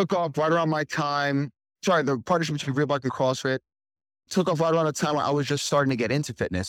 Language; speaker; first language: English; native; English